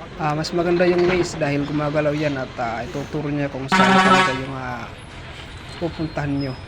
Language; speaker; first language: Filipino; non-native, local second language; Waray